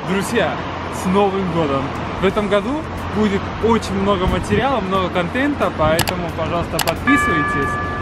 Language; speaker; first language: Russian; non-native, fluent; Spanish